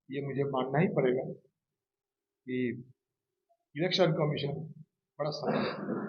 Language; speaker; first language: Hindi; non-native, local second language; Bangla